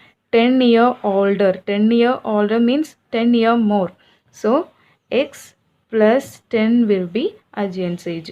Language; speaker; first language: English; non-native, local second language; Malayalam